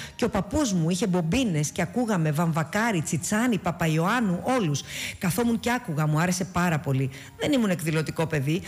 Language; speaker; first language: Greek; early bilingual, other home language; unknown